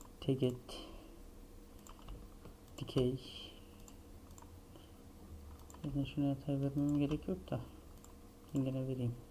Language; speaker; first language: Turkish; native; Turkish